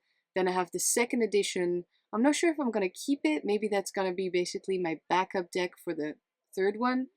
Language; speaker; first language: English; non-native, fluent; Dutch